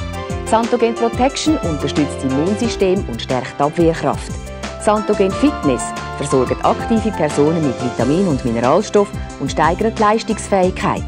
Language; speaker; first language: German; native; German